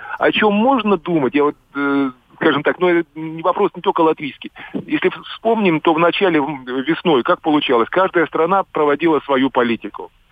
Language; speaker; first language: Russian; native; Russian